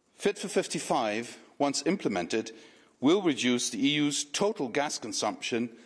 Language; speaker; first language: English; non-native, fluent; Dutch